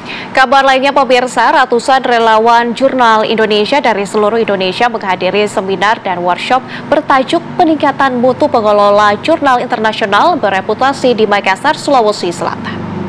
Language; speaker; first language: Indonesian; native; Indonesian